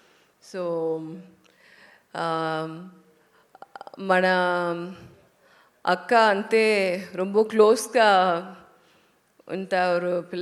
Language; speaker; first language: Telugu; non-native, learner; Tamil